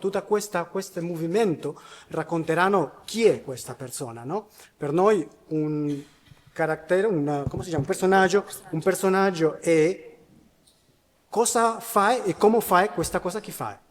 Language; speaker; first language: Italian; non-native, learner; Spanish